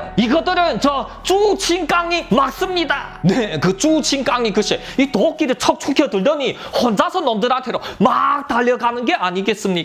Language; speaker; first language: Korean; native; Korean